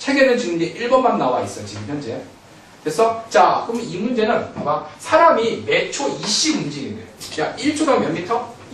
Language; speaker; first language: Korean; native; Korean